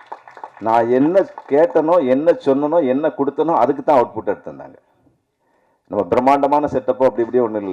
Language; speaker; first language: Tamil; native; Tamil